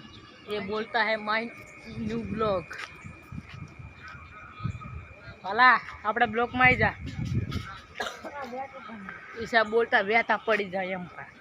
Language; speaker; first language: Hindi; non-native, local second language; Gujarati